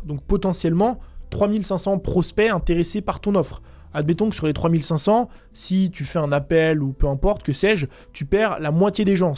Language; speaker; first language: French; native; French